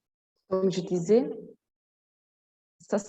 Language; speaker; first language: French; non-native, fluent; Italian